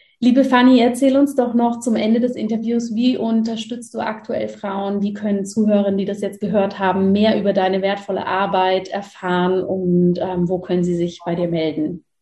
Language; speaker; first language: German; native; German